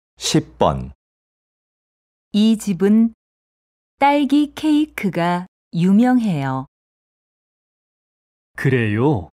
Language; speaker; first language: Korean; non-native, fluent; Arabic